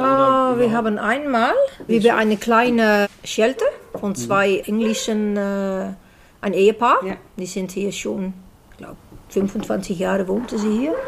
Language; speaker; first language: German; non-native, learner; Dutch